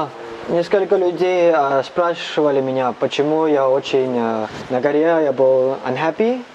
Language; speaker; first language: Russian; non-native, learner; Cantonese